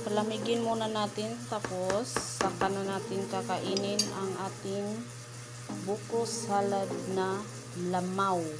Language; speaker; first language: Filipino; non-native, local second language; Cebuano